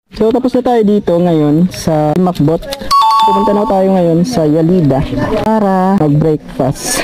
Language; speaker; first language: Filipino; non-native, local second language; Iloko